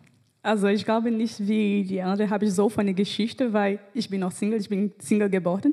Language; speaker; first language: German; non-native, fluent; Portuguese